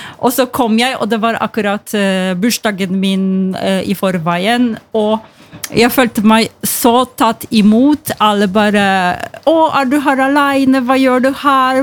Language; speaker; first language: Norwegian; non-native, fluent; Polish